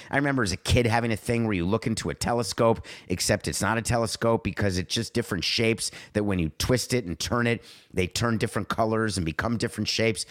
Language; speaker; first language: English; native; English